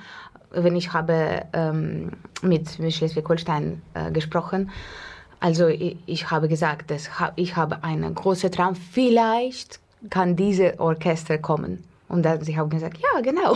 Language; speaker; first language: German; non-native, learner; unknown